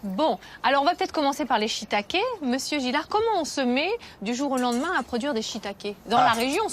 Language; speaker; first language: French; native; French